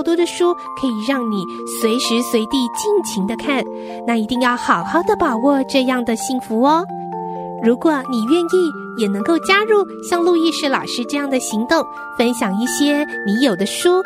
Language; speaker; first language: Chinese; native; Chinese